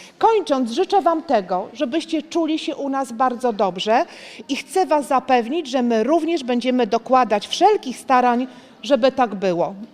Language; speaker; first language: Polish; native; Polish